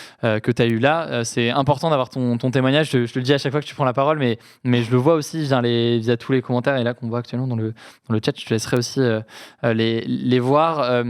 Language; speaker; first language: French; native; French